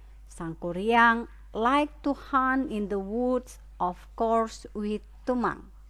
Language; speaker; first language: English; non-native, fluent; Indonesian